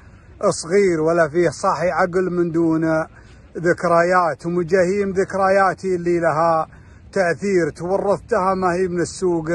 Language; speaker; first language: Arabic; native; Arabic